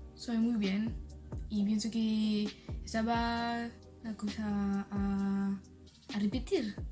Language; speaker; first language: Spanish; non-native, learner; French